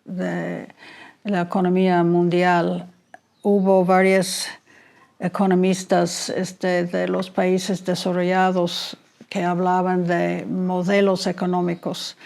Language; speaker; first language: Spanish; non-native, fluent; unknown